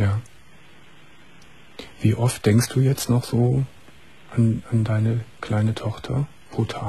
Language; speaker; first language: German; native; German